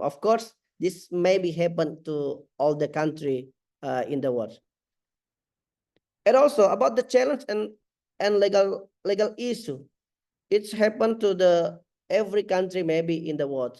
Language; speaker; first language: English; non-native, fluent; Indonesian